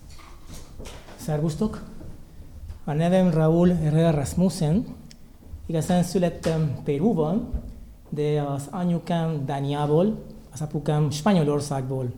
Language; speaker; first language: Hungarian; non-native, learner; Spanish